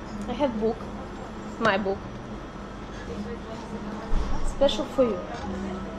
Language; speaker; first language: English; non-native, learner; Russian